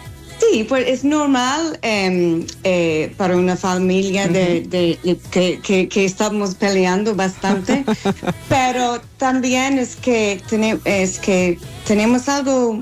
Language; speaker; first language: Spanish; non-native, learner; English